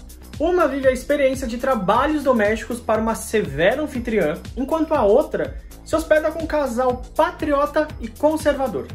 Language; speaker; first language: Portuguese; native; Portuguese